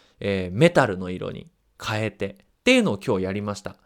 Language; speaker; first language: Japanese; native; Japanese